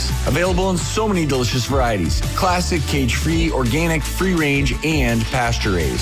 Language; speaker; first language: English; native; English